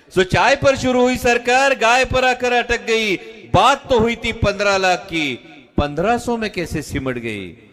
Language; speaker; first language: Hindi; non-native, local second language; Marathi